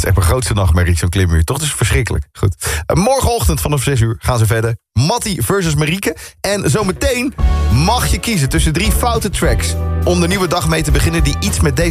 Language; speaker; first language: Dutch; native; Dutch